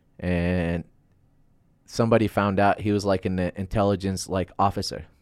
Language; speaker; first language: English; non-native, fluent; Arabic